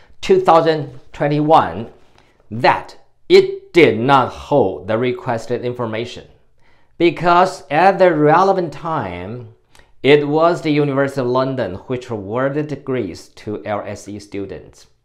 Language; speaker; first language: English; non-native, fluent; Chinese